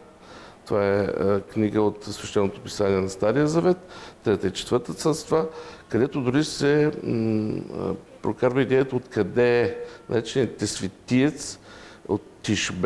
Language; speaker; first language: Bulgarian; native; Bulgarian